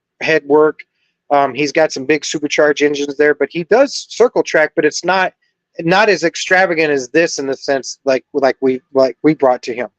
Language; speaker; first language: English; native; English